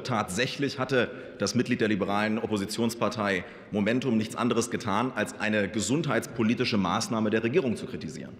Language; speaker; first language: German; native; German